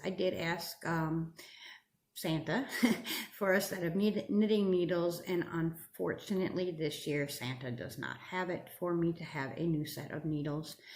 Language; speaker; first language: English; native; English